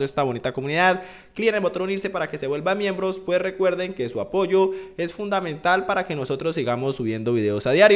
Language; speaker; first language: Spanish; native; Spanish